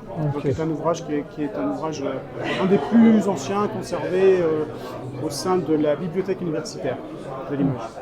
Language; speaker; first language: French; native; French